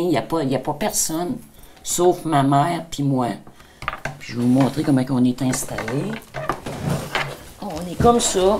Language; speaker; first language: French; native; French